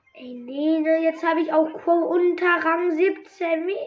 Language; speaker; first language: German; native; German